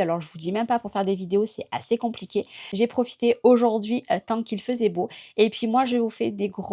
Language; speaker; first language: French; native; French